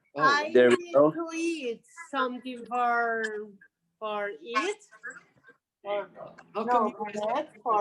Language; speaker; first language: English; non-native, learner; Spanish